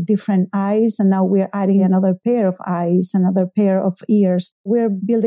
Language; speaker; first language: English; non-native, fluent; Spanish